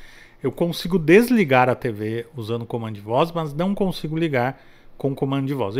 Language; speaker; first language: Portuguese; native; Portuguese